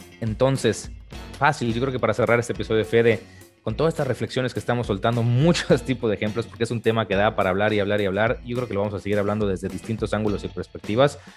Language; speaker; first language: Spanish; native; Spanish